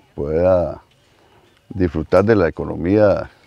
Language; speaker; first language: Spanish; native; Spanish